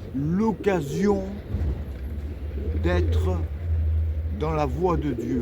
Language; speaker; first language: French; native; French